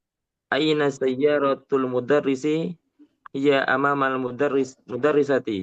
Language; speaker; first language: Arabic; non-native, learner; Indonesian